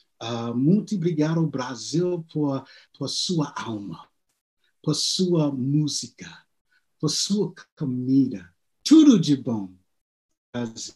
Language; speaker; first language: Portuguese; non-native, learner; English